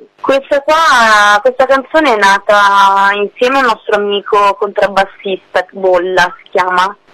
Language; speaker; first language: Italian; non-native, fluent; English